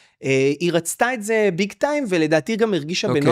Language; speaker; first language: Hebrew; native; Hebrew